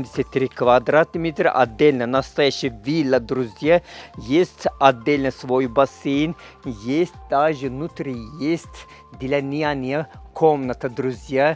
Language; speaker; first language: Russian; non-native, fluent; Turkish